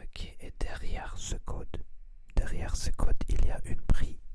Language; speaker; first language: French; non-native, learner; Spanish